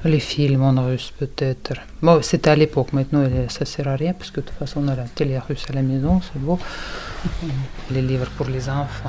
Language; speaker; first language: French; non-native, fluent; Russian